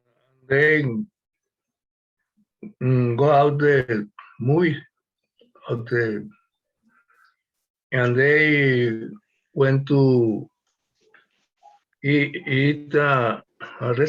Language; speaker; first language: English; non-native, learner; Spanish